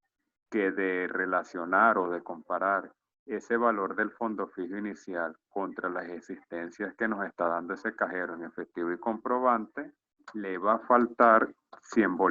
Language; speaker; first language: Spanish; native; Spanish